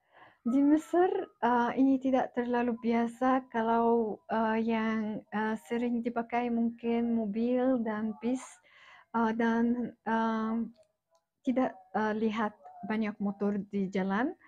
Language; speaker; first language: Indonesian; non-native, fluent; Arabic